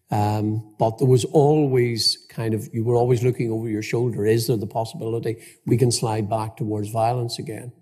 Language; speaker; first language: English; native; English